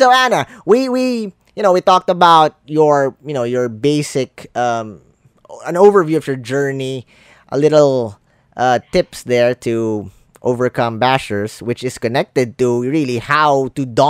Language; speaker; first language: English; non-native, local second language; Filipino